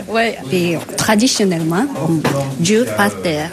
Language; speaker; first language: French; non-native, learner; Japanese